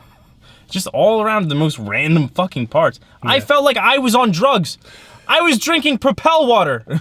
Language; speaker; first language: English; native; English